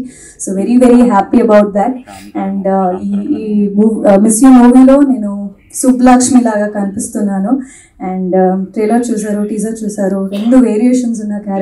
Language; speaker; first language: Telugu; non-native, learner; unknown